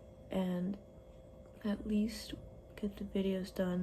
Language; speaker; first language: English; native; English